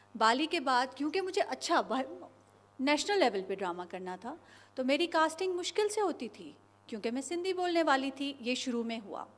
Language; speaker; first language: Urdu; non-native, local second language; Sindhi